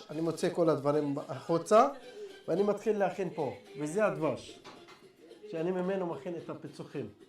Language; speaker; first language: Hebrew; non-native, local second language; Arabic